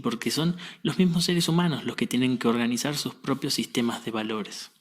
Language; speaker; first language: Spanish; native; Spanish